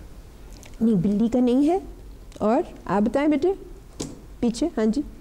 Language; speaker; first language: Urdu; native; Urdu